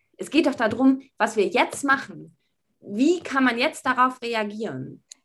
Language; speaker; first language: German; native; German